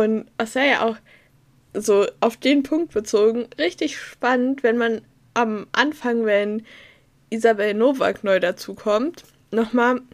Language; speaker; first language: German; native; German